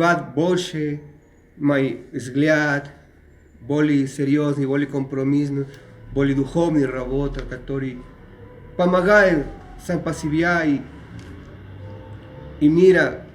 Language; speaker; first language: Russian; non-native, learner; Spanish